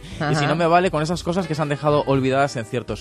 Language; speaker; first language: Spanish; native; Spanish